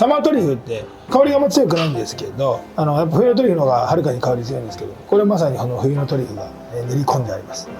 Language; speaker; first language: Japanese; native; Japanese